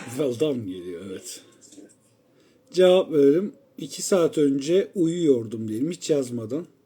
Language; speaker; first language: Turkish; native; Turkish